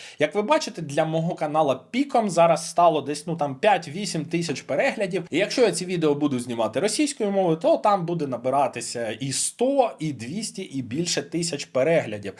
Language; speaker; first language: Ukrainian; non-native, local second language; Russian